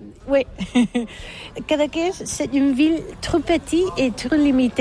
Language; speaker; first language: French; non-native, learner; Catalan